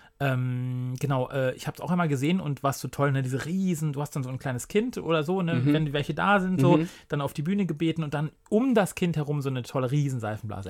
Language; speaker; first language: German; native; German